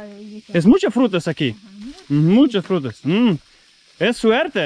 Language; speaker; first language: Spanish; non-native, learner; Serbian